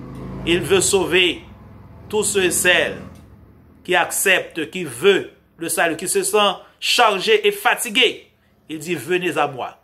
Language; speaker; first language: French; non-native, local second language; Haitian Creole